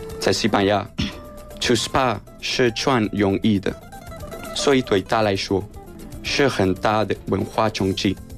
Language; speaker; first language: Chinese; non-native, learner; Spanish